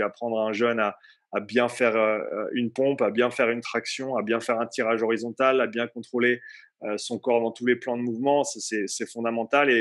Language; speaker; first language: French; native; French